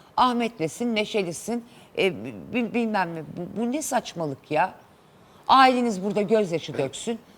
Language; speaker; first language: Turkish; native; Turkish